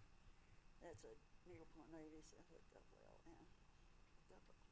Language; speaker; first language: English; native; English